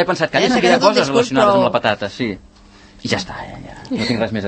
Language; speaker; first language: Catalan; native; Catalan